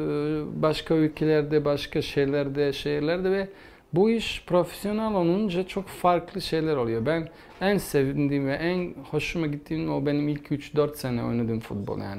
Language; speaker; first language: Turkish; non-native, fluent; Bosnian